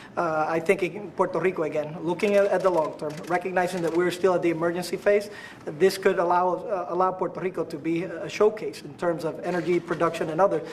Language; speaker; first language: English; non-native, fluent; Spanish